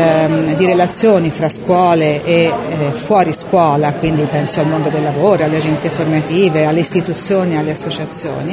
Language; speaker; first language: Italian; native; Italian